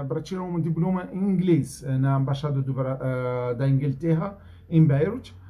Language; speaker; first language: Portuguese; non-native, learner; Arabic